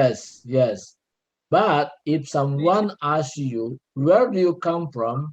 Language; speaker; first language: English; non-native, learner; Indonesian